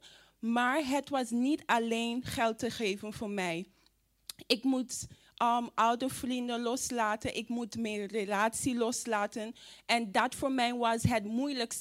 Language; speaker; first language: Dutch; non-native, fluent; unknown